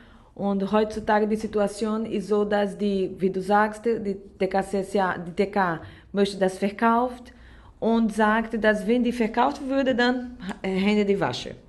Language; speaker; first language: German; non-native, learner; Portuguese